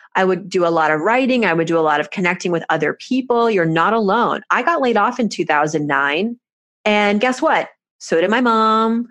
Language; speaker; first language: English; early bilingual, other home language; Persian